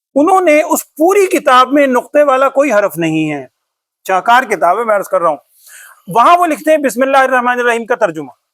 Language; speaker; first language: Urdu; native; Urdu